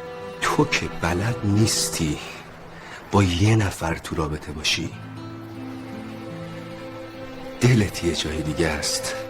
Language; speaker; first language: Persian; native; Persian